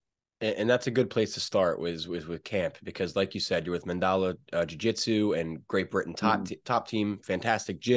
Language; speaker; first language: English; native; English